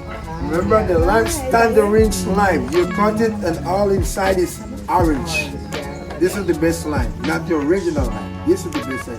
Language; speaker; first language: English; non-native, local second language; Spanish